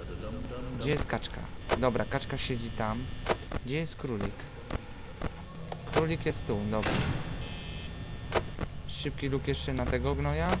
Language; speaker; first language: Polish; native; Polish